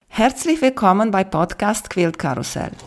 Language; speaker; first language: German; non-native, fluent; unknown